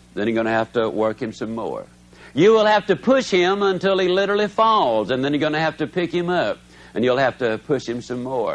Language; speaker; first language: English; native; English